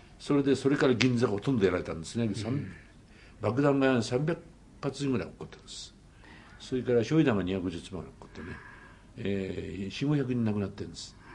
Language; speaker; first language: Japanese; native; Japanese